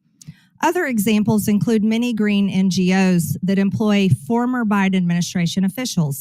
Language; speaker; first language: English; native; English